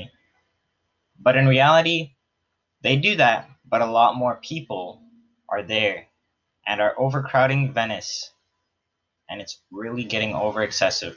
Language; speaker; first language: English; native; English